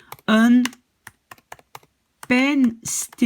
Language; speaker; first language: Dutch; non-native, fluent; French